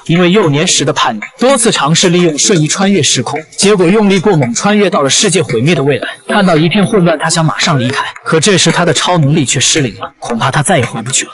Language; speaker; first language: Chinese; native; Chinese